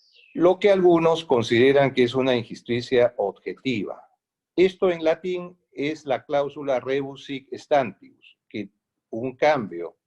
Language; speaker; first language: Spanish; native; Spanish